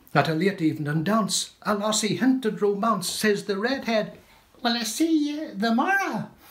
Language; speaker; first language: English; native; English